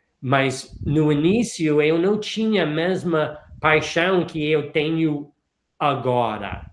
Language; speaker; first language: Portuguese; non-native, fluent; English